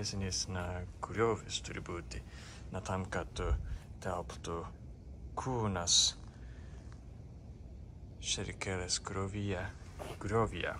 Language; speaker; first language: Lithuanian; non-native, fluent; Japanese